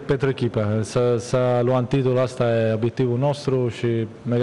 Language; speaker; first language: Romanian; non-native, learner; Italian